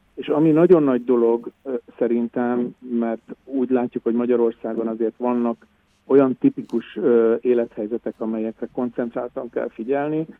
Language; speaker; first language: Hungarian; native; Hungarian